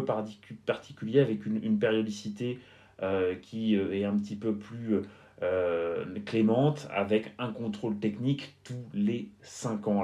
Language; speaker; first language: French; native; French